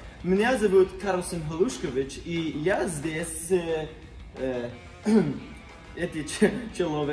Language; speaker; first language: Russian; non-native, learner; English